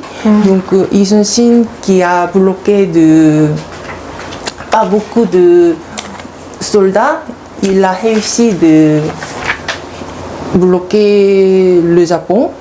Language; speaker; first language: French; non-native, learner; Korean